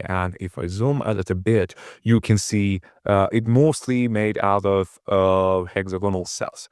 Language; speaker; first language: English; non-native, fluent; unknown